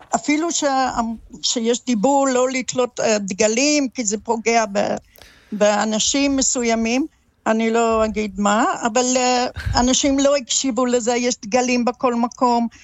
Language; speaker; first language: Hebrew; non-native, fluent; English